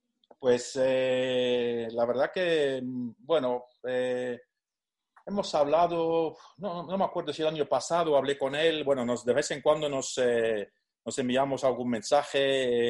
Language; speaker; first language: Spanish; non-native, fluent; Dutch